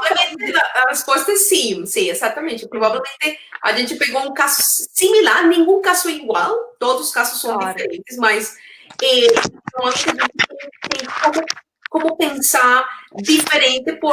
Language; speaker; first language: Portuguese; non-native, fluent; Spanish